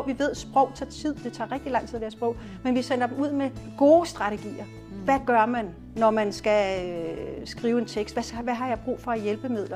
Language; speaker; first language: Danish; native; Danish